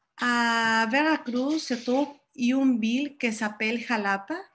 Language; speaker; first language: French; non-native, learner; Spanish